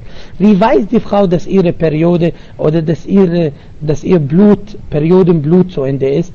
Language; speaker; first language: German; non-native, learner; Arabic